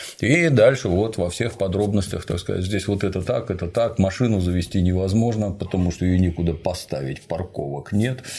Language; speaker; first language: Russian; native; Russian